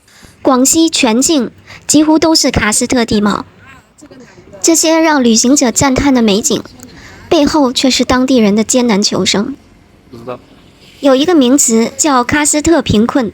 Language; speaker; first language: Chinese; native; Chinese